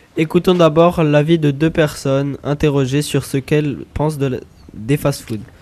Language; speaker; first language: French; native; French